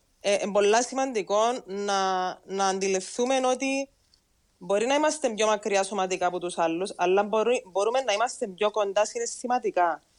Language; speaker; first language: Greek; native; Greek